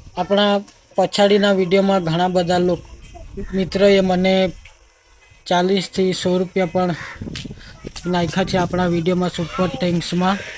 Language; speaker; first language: Gujarati; non-native, local second language; Vasavi